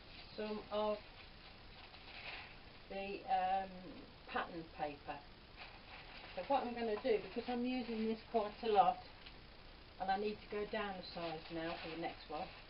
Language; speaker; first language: English; native; English